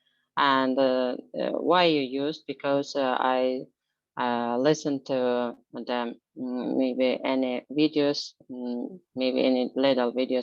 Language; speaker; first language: English; non-native, learner; Azerbaijani